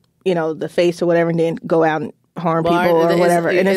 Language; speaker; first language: English; native; English